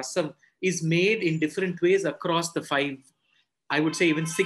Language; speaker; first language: English; non-native, local second language; Tamil